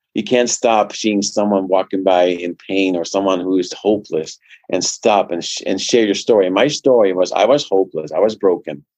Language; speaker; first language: English; non-native, fluent; Dutch